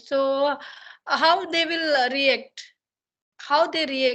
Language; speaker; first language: English; non-native, learner; Hindi